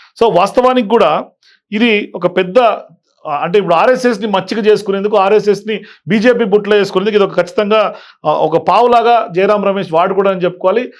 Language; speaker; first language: Telugu; native; Telugu